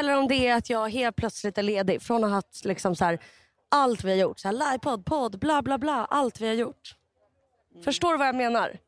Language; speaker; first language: Swedish; native; Swedish